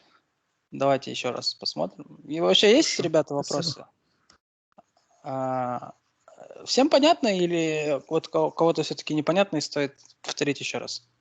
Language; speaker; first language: Russian; native; Russian